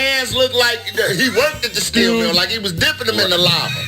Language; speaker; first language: English; native; English